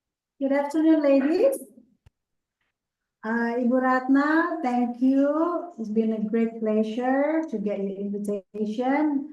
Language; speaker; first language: English; non-native, local second language; Indonesian